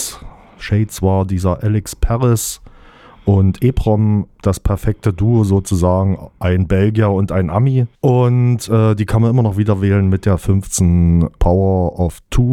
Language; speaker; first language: German; native; German